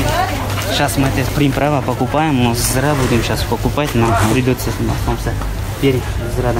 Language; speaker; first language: Russian; non-native, fluent; Uzbek